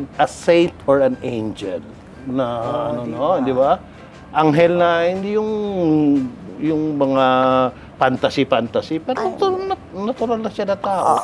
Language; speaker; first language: Filipino; non-native, local second language; Hiligaynon